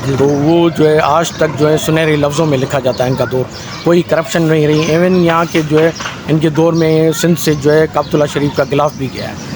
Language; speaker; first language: Urdu; non-native, local second language; Sindhi